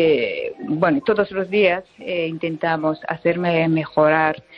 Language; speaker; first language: Spanish; non-native, fluent; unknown